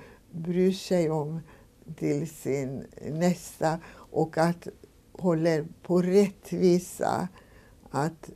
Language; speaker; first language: Swedish; non-native, fluent; Hungarian